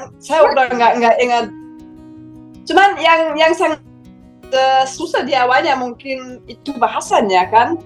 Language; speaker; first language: Indonesian; non-native, fluent; German